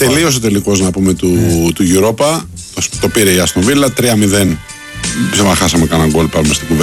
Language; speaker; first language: Greek; native; Greek